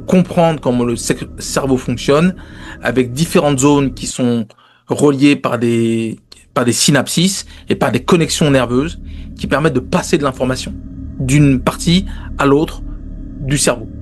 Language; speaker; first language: French; native; French